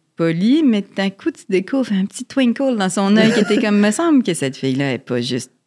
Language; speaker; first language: French; native; French